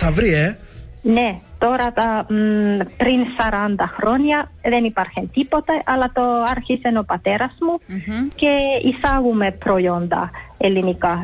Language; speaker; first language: Greek; early bilingual, heritage; Greek